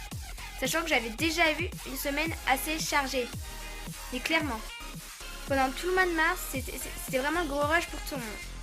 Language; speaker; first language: French; native; French